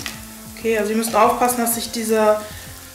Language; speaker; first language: German; native; German